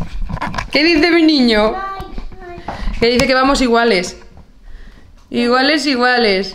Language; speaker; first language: Spanish; native; Spanish